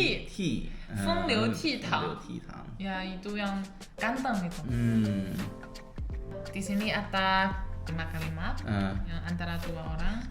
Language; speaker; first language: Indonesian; non-native, fluent; Chinese